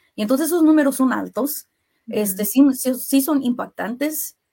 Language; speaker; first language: Spanish; early bilingual, heritage; Spanish